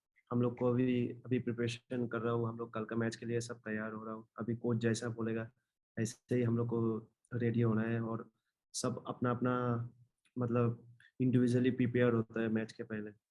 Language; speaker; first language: Hindi; non-native, local second language; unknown